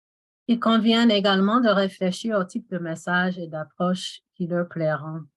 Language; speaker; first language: French; non-native, fluent; English